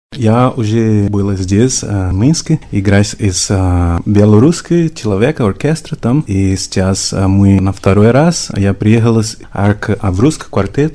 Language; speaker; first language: Russian; non-native, learner; Portuguese